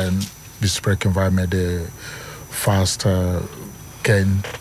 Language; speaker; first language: Dutch; non-native, fluent; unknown